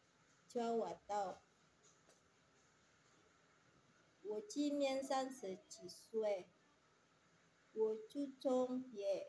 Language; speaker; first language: Chinese; non-native, learner; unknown